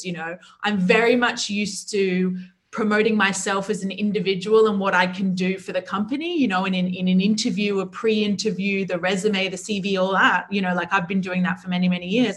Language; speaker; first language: English; native; English